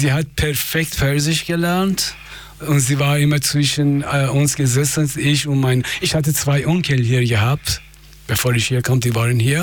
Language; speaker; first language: German; non-native, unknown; Persian